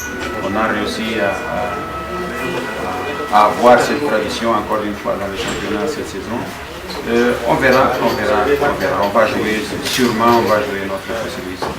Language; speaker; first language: French; non-native, fluent; Portuguese